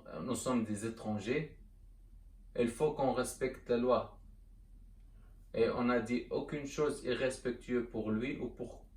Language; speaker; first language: French; non-native, learner; German